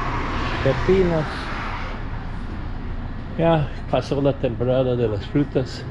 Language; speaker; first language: Spanish; non-native, fluent; English